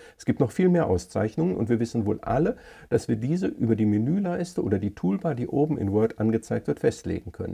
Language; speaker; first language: German; native; German